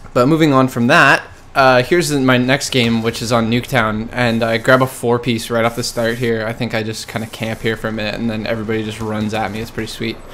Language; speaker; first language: English; native; English